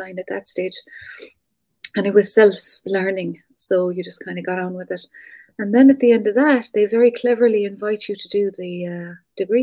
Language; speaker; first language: English; native; English